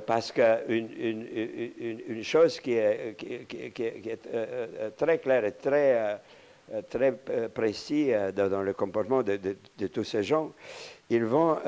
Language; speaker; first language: French; non-native, fluent; Romanian